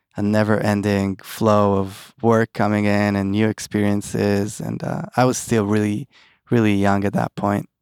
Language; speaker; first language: English; early bilingual, other home language; Hebrew